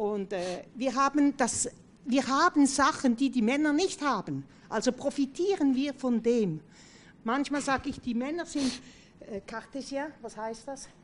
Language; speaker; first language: German; non-native, fluent; French